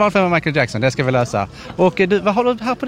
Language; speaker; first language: Swedish; native; Swedish